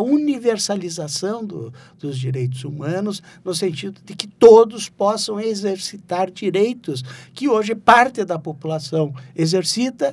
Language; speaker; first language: Portuguese; native; Portuguese